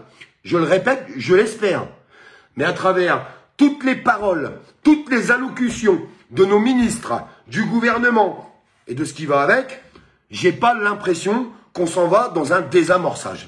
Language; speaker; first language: French; native; French